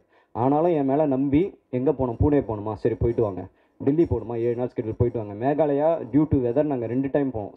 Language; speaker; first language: Tamil; native; Tamil